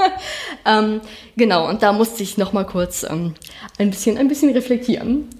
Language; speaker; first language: German; native; German